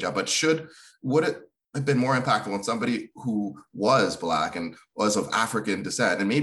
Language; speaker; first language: English; early bilingual, other home language; Swahili